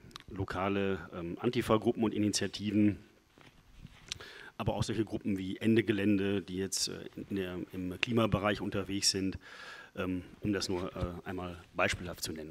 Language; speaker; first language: German; native; German